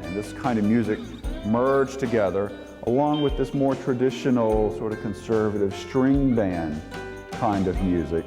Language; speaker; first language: English; native; English